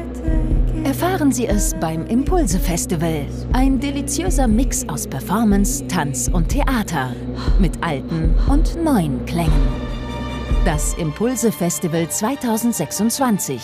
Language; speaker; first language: German; native; German